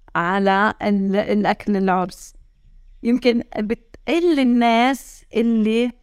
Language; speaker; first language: Arabic; native; Arabic